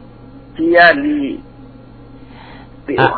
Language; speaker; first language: Arabic; non-native, learner; Indonesian